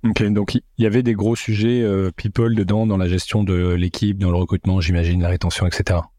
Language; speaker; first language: French; native; French